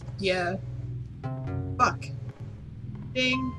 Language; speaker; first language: English; native; English